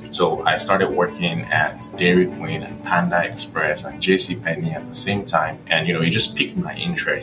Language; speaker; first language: English; non-native, local second language; Yoruba